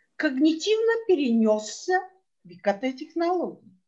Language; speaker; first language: Russian; non-native, local second language; Kyrgyz